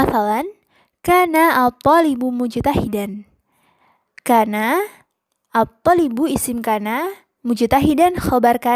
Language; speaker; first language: Arabic; non-native, fluent; Indonesian